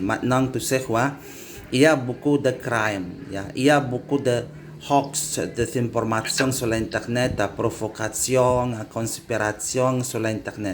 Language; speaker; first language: French; non-native, learner; Indonesian